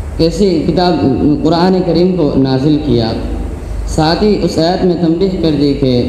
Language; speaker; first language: Urdu; non-native, local second language; Bangla